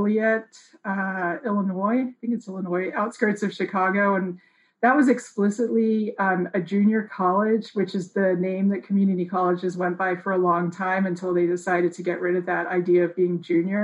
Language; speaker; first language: English; native; English